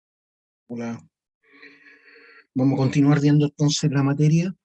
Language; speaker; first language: Spanish; native; Spanish